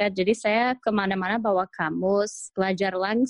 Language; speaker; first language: Indonesian; non-native, fluent; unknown